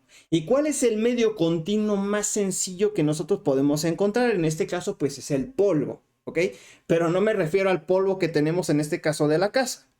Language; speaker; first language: Spanish; native; Spanish